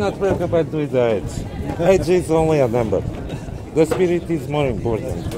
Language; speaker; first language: English; non-native, learner; Portuguese